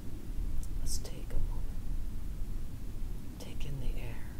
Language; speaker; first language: English; native; English